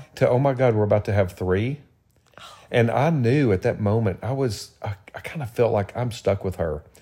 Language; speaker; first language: English; native; English